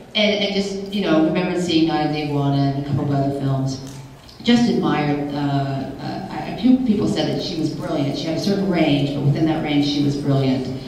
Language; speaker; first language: English; native; English